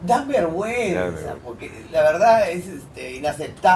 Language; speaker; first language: Spanish; native; Spanish